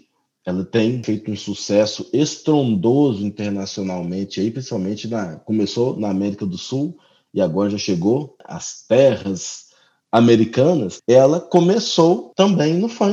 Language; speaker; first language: Portuguese; native; Portuguese